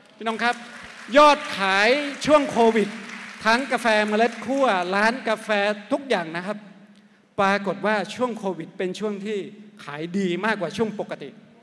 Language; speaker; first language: Thai; non-native, local second language; Akha